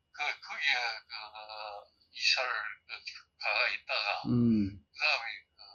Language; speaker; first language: Korean; early bilingual, heritage; Korean